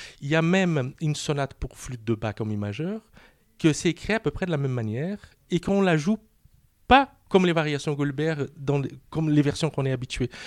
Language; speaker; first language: French; non-native, fluent; Portuguese